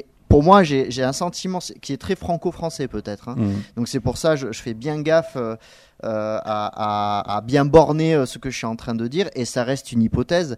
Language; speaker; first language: French; native; French